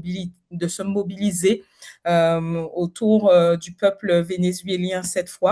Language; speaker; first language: French; native; French